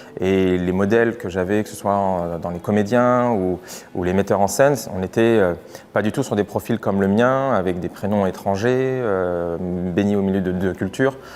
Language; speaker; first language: French; native; French